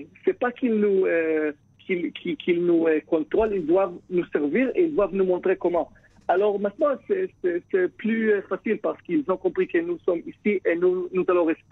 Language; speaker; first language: French; non-native, fluent; Hebrew